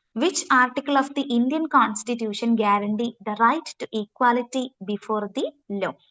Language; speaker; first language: English; non-native, local second language; Malayalam